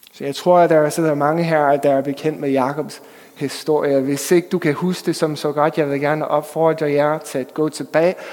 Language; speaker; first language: Danish; non-native, fluent; English